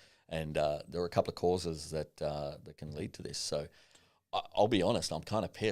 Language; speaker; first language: English; native; English